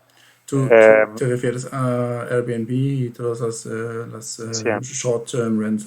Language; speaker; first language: Spanish; non-native, fluent; German